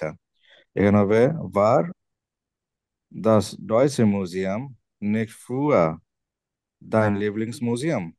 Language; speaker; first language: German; non-native, learner; Bangla